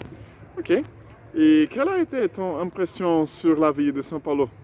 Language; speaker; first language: French; non-native, fluent; Portuguese